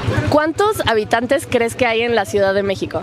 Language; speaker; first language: Spanish; native; Spanish